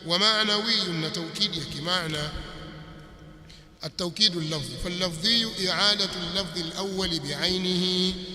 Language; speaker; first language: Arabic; non-native, fluent; Swahili